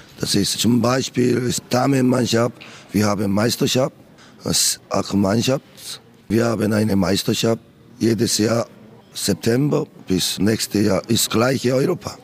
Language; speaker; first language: German; non-native, learner; Korean